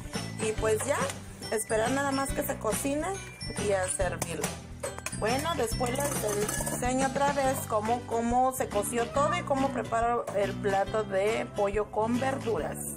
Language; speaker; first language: Spanish; native; Spanish